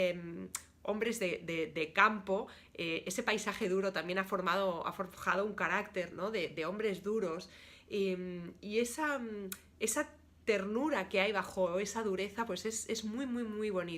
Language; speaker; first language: Spanish; native; Spanish